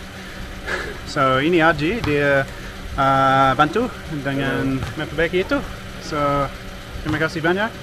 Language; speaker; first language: Indonesian; non-native, learner; English